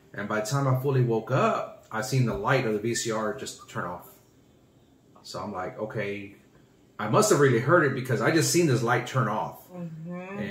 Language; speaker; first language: English; native; English